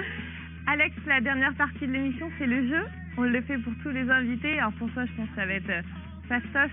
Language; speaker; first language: French; native; French